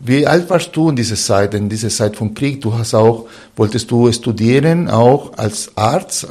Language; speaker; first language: German; non-native, fluent; Spanish